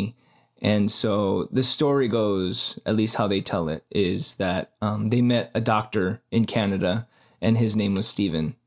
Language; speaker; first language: English; native; English